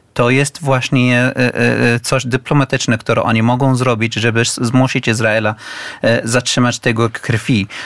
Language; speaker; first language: Polish; non-native, fluent; Arabic